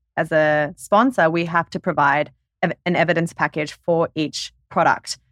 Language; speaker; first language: English; native; English